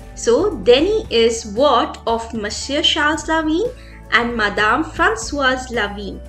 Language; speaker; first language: English; non-native, local second language; Hindi